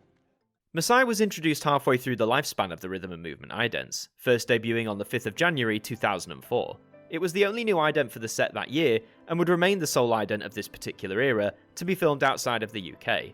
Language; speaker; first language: English; native; English